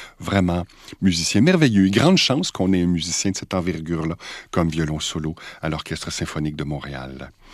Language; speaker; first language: French; native; French